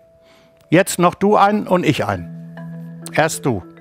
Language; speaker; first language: German; native; German